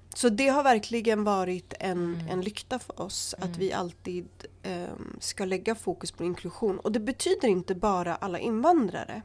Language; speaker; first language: Swedish; early bilingual, other home language; Kurdish